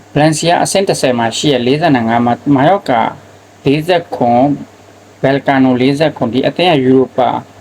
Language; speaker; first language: Burmese; native; Burmese